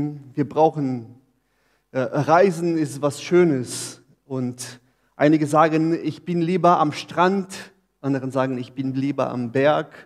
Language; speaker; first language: German; non-native, fluent; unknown